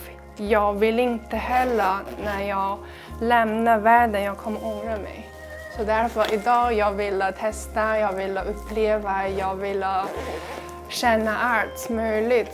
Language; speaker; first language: Swedish; non-native, fluent; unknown